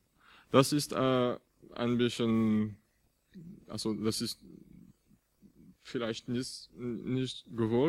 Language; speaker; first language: German; non-native, fluent; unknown